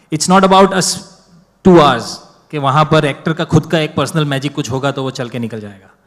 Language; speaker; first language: Hindi; non-native, local second language; Gujarati